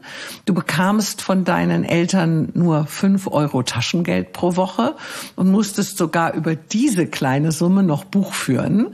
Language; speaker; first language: German; native; German